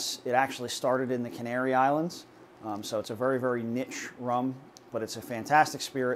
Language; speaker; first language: English; native; English